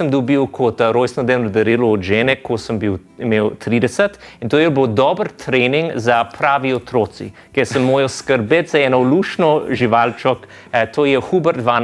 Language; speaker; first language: Slovenian; non-native, fluent; English